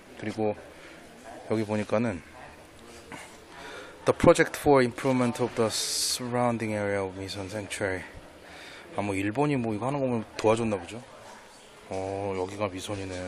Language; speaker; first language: Korean; native; Korean